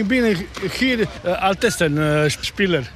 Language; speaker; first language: German; non-native, learner; Croatian